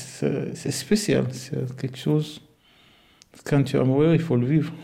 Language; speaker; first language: German; non-native, learner; Fula